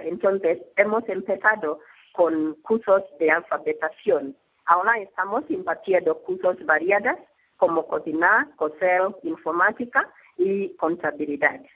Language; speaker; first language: Spanish; non-native, learner; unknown